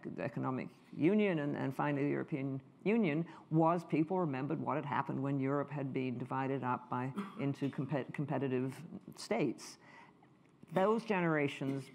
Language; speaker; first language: English; native; English